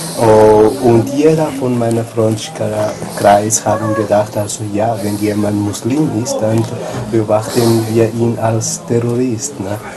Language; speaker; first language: German; non-native, fluent; Spanish